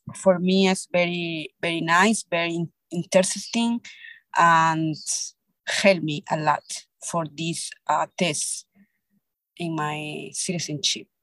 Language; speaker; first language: English; non-native, learner; Spanish